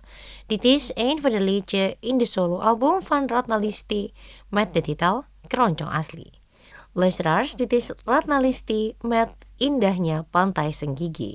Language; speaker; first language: Dutch; non-native, fluent; Indonesian